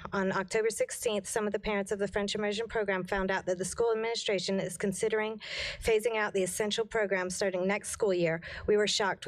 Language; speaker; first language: English; non-native, fluent; French